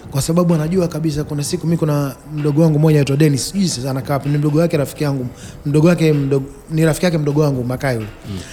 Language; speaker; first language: Swahili; native; Swahili